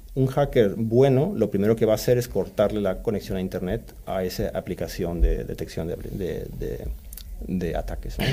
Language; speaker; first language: Spanish; early bilingual, other home language; Swedish